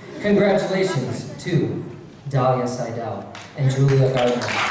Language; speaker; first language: English; native; English